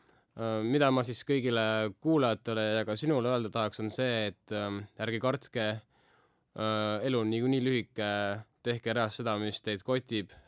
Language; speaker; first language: Estonian; native; Estonian